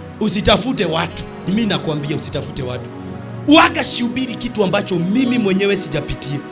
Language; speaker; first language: Swahili; native; Swahili